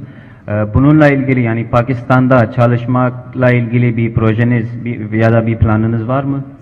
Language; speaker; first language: Turkish; non-native, local second language; Urdu